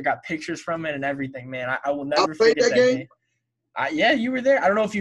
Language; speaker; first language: English; native; English